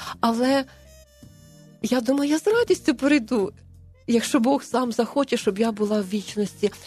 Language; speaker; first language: Ukrainian; native; Ukrainian